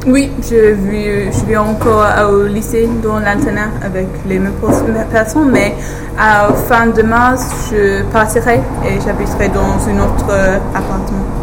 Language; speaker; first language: French; non-native, learner; English